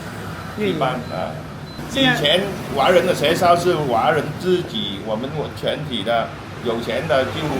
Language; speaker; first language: Chinese; early bilingual, heritage; Min Nan Chinese